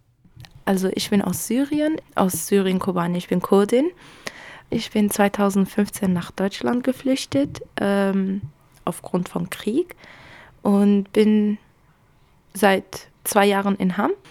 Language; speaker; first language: German; early bilingual, other home language; Kurdish